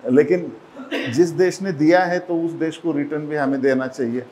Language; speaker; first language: Hindi; non-native, local second language; Marathi